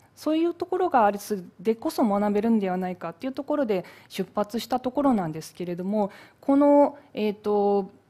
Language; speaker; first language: Japanese; native; Japanese